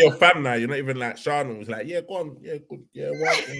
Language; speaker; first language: English; native; English